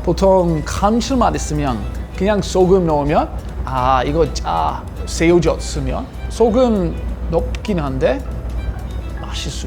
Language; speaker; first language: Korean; non-native, learner; English